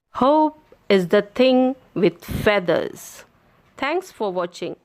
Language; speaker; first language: English; non-native, local second language; Marathi